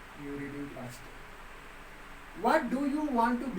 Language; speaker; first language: English; non-native, local second language; Hindi